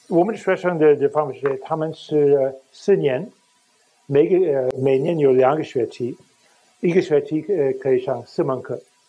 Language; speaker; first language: Chinese; non-native, fluent; English